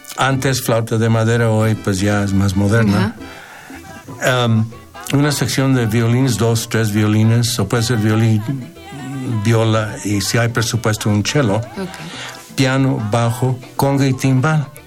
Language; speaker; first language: Spanish; non-native, fluent; English